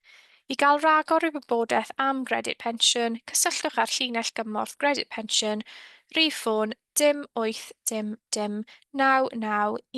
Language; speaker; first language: Welsh; native; Welsh